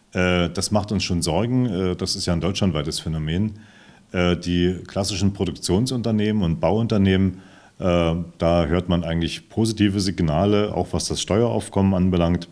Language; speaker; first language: German; native; German